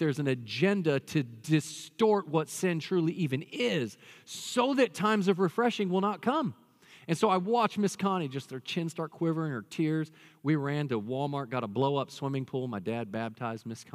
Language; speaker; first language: English; native; English